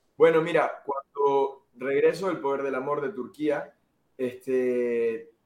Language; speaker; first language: Spanish; native; Spanish